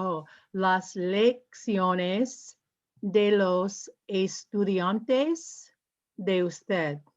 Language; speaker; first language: Spanish; non-native, learner; English